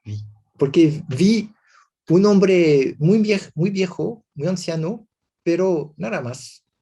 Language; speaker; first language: Spanish; non-native, learner; French